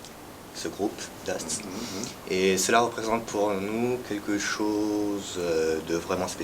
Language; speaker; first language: French; early bilingual, heritage; French